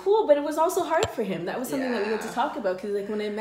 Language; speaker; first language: English; native; English